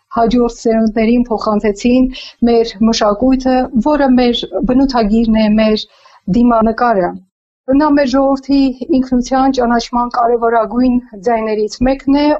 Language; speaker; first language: Armenian; native; Armenian